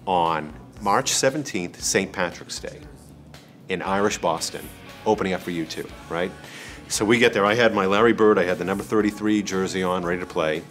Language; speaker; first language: English; native; English